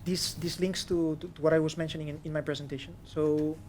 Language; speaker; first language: English; non-native, fluent; Catalan